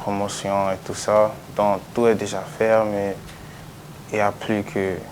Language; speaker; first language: French; non-native, local second language; English